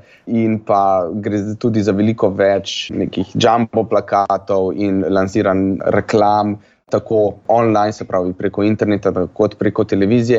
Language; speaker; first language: Slovenian; native; Slovenian